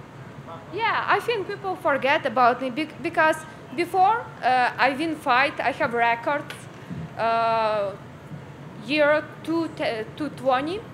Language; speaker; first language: English; non-native, learner; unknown